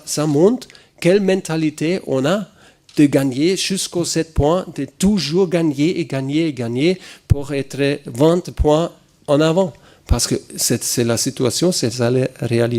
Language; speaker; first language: French; non-native, fluent; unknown